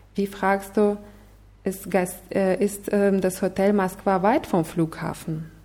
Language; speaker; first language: German; non-native, fluent; Russian